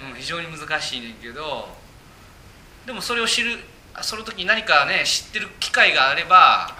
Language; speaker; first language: Japanese; early bilingual, other home language; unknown